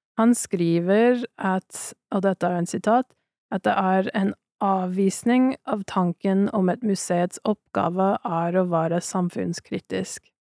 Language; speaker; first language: Norwegian; non-native, fluent; English